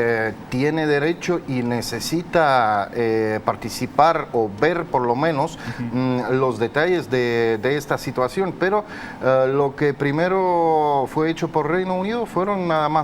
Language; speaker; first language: Spanish; non-native, fluent; Russian